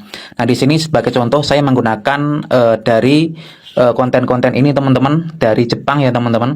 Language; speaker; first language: Indonesian; native; Indonesian